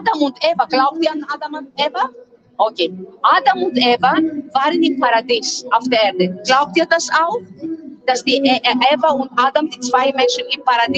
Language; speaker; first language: German; non-native, fluent; Greek